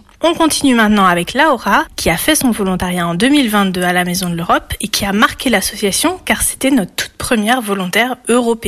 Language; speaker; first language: French; native; French